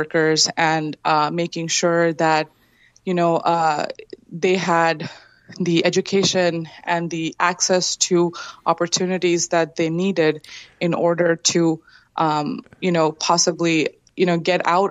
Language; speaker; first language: English; non-native, local second language; Bangla